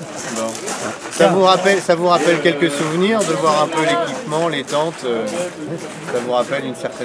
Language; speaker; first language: French; native; French